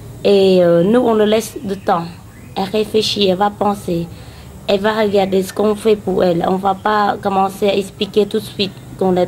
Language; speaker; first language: French; non-native, learner; Khmer